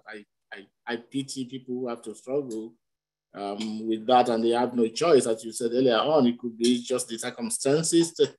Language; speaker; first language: English; non-native, local second language; Yoruba